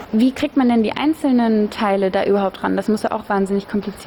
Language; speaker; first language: German; native; German